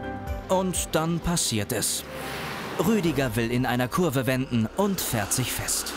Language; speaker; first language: German; native; German